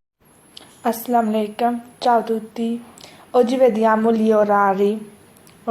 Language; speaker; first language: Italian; non-native, fluent; Urdu